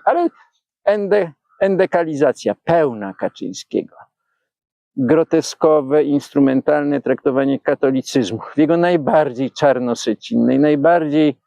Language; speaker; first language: Polish; native; Polish